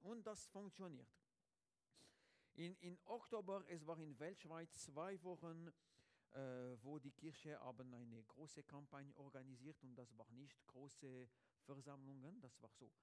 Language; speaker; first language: German; non-native, learner; French